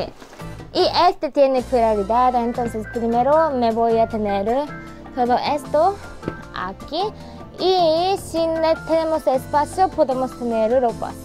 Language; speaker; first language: Spanish; non-native, learner; Japanese